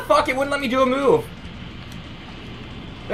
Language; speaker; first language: English; native; English